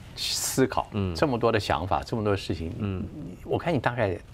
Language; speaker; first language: Chinese; native; Chinese